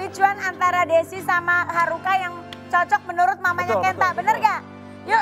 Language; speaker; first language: Indonesian; native; Indonesian